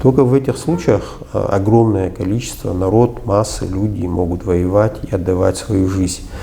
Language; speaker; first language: Russian; non-native, local second language; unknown